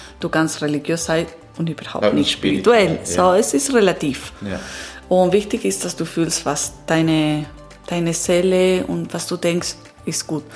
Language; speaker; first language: German; non-native, learner; Italian